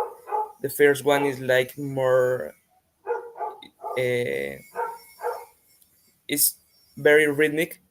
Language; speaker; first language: English; non-native, fluent; Spanish